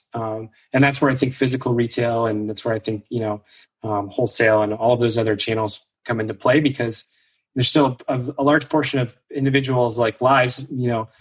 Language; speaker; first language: English; native; English